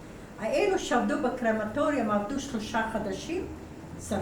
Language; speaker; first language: Hebrew; non-native, fluent; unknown